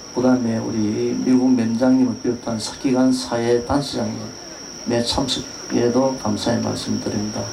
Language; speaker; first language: Korean; native; Korean